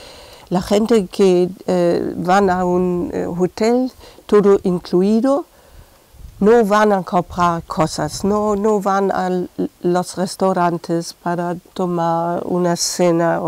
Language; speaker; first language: Spanish; non-native, fluent; German